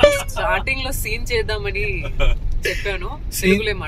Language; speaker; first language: Telugu; non-native, learner; Tamil